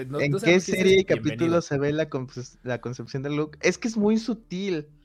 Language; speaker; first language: Spanish; native; Spanish